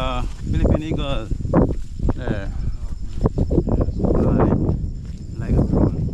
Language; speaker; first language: English; non-native, learner; Filipino